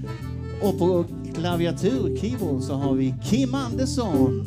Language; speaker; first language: Swedish; native; Swedish